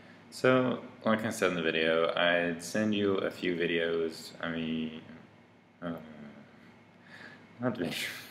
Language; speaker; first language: English; native; English